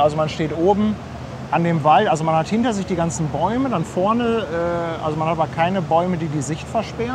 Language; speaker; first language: German; native; German